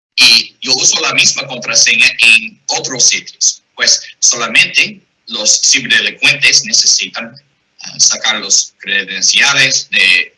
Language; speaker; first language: Spanish; non-native, fluent; English